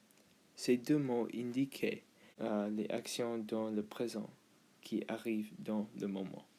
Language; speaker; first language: French; non-native, learner; English